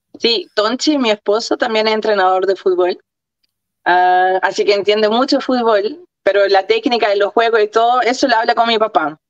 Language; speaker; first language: Spanish; early bilingual, other home language; Croatian